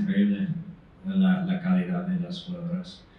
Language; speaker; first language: Spanish; non-native, fluent; English